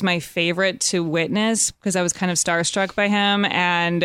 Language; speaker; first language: English; native; English